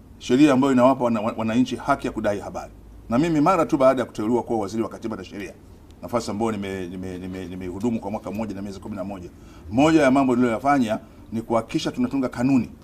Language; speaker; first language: Swahili; native; Swahili